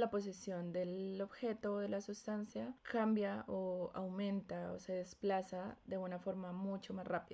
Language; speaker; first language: Spanish; native; Spanish